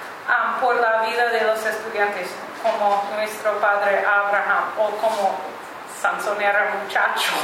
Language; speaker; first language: Spanish; non-native, learner; English